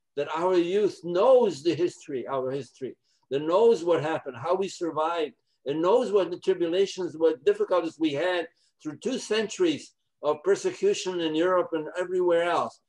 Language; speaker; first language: English; non-native, fluent; Polish